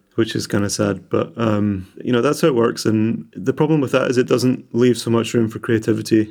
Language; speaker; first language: English; native; English